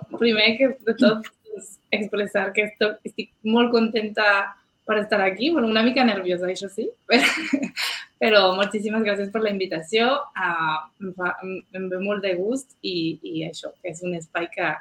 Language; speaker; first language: Catalan; non-native, fluent; French